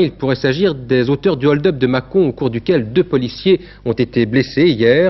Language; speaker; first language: French; native; French